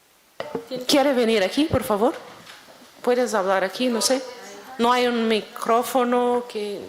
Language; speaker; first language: Spanish; non-native, fluent; Portuguese